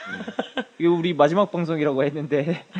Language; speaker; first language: Korean; native; Korean